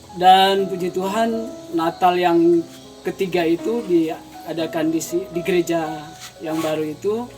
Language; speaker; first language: Indonesian; native; Indonesian